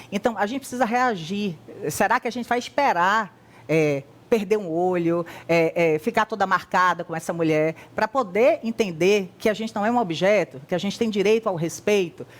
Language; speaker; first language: Portuguese; native; Portuguese